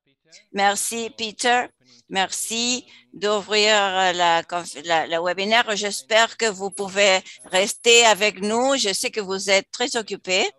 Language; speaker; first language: French; non-native, fluent; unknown